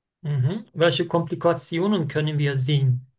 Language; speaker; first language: German; non-native, fluent; Turkish